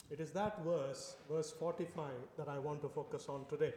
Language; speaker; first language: English; non-native, local second language; Tamil